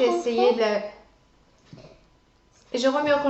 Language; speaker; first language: French; native; French